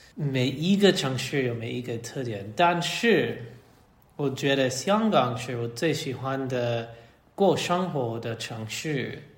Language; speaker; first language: Chinese; non-native, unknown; English